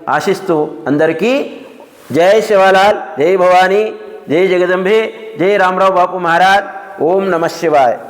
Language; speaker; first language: Telugu; non-native, local second language; Lambadi